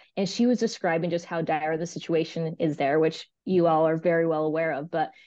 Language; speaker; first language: English; early bilingual, other home language; Spanish